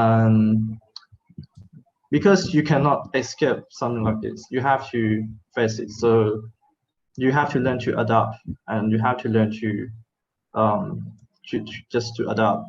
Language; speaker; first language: English; non-native, fluent; Thai